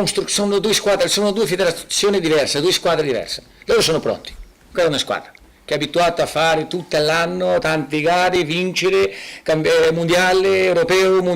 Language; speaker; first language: Italian; non-native, fluent; Portuguese